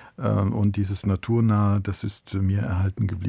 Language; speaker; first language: German; early bilingual, other home language; Italian